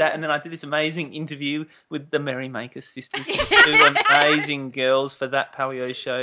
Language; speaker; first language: English; native; English